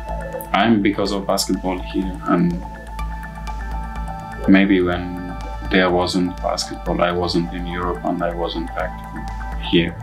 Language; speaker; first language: English; non-native, learner; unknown